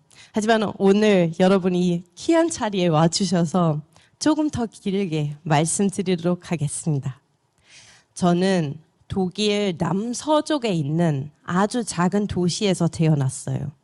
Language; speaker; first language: Korean; non-native, fluent; German